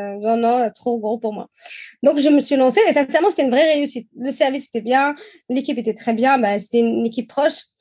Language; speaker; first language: French; non-native, fluent; Arabic